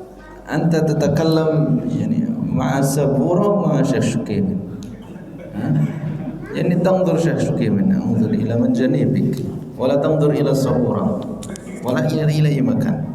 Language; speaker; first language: Arabic; non-native, fluent; Indonesian